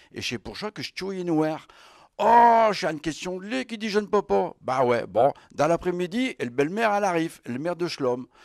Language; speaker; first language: French; native; French